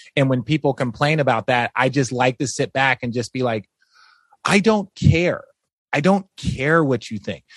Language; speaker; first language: English; native; English